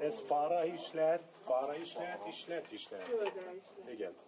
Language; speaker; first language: Hungarian; non-native, learner; Turkish